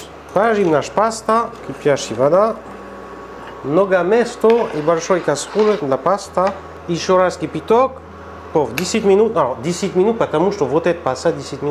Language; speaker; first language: Russian; non-native, learner; French